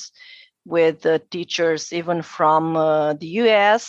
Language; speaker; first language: English; non-native, fluent; Romanian